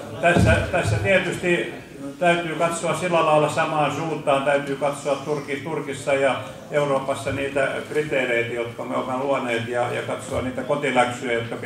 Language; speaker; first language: Finnish; native; Finnish